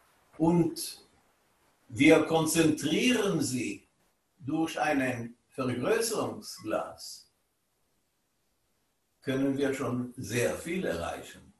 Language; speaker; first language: German; non-native, fluent; Hebrew